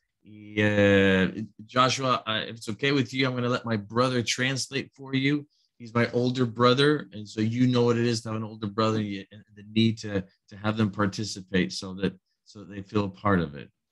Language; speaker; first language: English; early bilingual, other home language; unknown